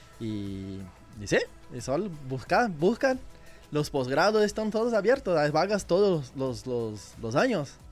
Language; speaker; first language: Spanish; non-native, learner; Portuguese